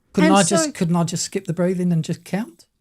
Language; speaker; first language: English; native; English